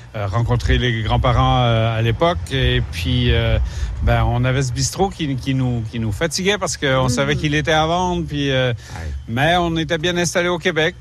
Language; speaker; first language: French; native; French